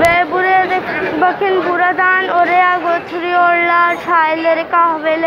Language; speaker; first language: Turkish; non-native, learner; Urdu